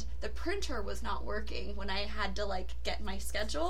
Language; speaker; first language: English; native; English